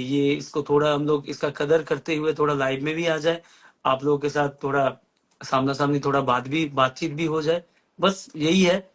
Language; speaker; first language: Hindi; non-native, local second language; Bangla